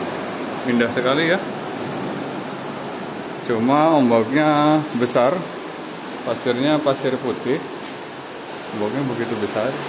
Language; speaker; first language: Indonesian; native; Indonesian